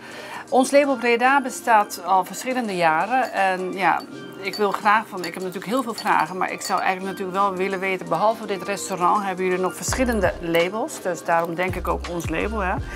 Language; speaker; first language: Dutch; native; Dutch